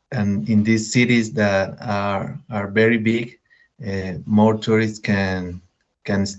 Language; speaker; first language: English; non-native, learner; Spanish